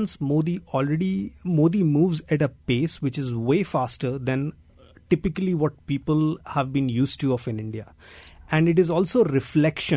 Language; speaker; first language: English; non-native, local second language; Hindi